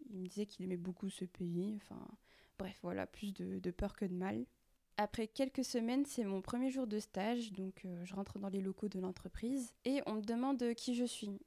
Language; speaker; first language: French; early bilingual, other home language; Arabic